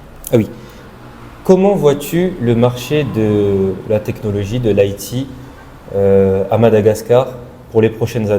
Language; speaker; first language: French; non-native, local second language; Malagasy